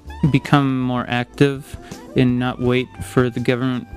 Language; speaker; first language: English; native; English